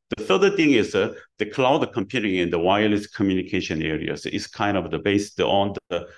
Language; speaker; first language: English; non-native, learner; Korean